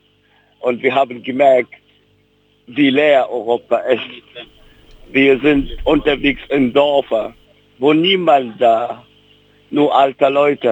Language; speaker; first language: German; non-native, fluent; Arabic